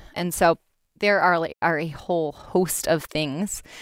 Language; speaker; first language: English; native; English